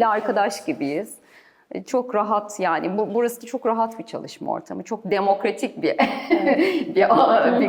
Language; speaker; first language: Turkish; native; Turkish